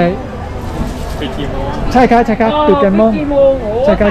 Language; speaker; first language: Thai; non-native, learner; Chinese